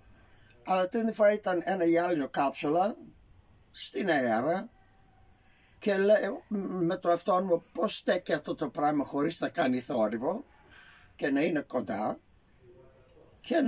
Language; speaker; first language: Greek; early bilingual, heritage; Greek